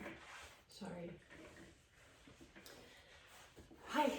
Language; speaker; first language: English; native; English